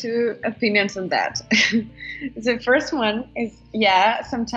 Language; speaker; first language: English; non-native, fluent; Russian